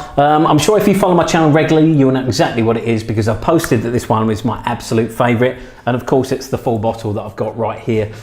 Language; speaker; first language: English; native; English